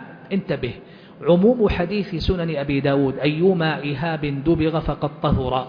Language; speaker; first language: Arabic; native; Arabic